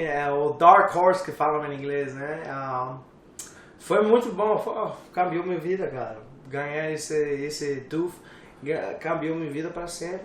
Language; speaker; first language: Portuguese; non-native, learner; English